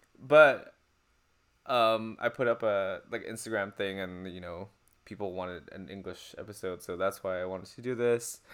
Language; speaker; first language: English; non-native, fluent; Chinese